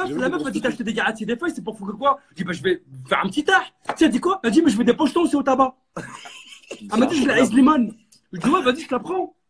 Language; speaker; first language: French; native; French